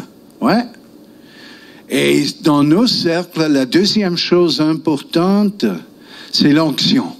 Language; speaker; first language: French; non-native, local second language; German